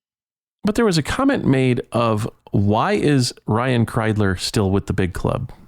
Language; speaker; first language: English; native; English